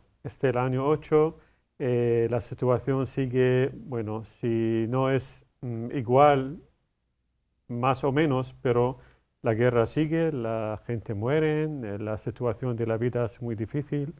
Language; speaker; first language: Spanish; non-native, learner; Arabic